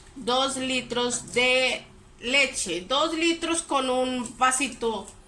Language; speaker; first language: Spanish; native; Spanish